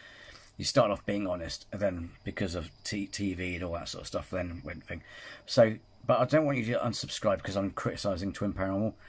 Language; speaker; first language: English; native; English